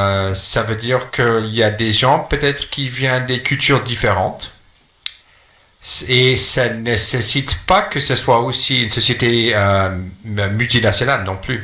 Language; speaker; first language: French; non-native, fluent; English